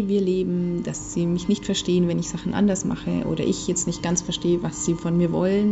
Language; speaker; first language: German; native; German